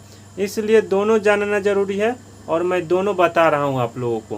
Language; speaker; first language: Hindi; native; Hindi